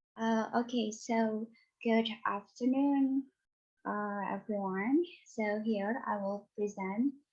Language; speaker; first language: English; non-native, learner; Indonesian